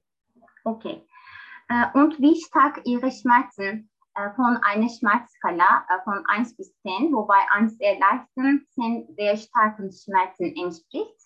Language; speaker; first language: German; non-native, learner; Turkish